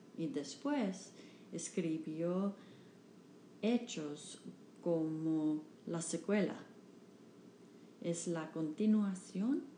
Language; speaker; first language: Spanish; non-native, learner; English